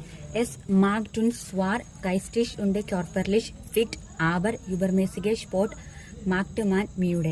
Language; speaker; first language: German; non-native, learner; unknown